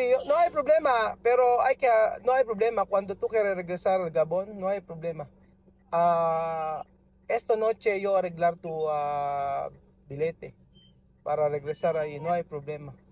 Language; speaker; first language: Spanish; non-native, learner; Filipino